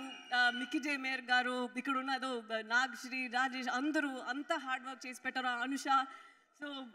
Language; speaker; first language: Telugu; non-native, learner; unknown